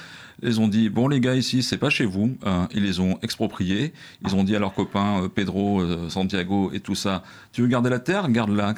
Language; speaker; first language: French; native; French